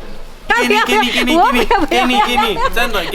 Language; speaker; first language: Chinese; non-native, learner; Dutch